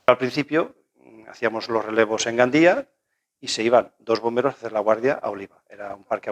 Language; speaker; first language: Spanish; native; Spanish